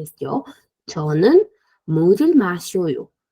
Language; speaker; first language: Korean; non-native, fluent; Spanish